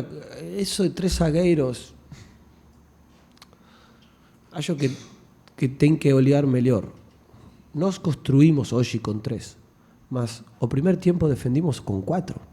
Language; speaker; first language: Portuguese; non-native, fluent; Spanish